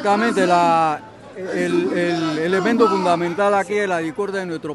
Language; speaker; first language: Spanish; native; Spanish